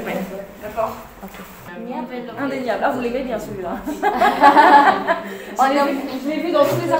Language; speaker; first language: French; native; French